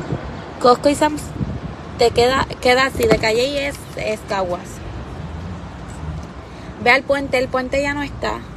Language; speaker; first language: Spanish; native; Spanish